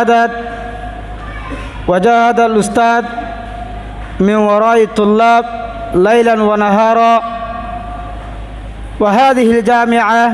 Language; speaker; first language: Arabic; non-native, learner; Rohingya